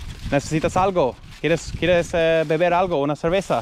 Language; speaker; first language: Spanish; non-native, fluent; English